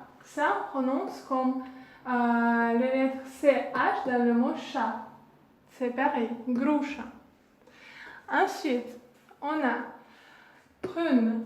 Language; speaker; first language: French; non-native, fluent; Russian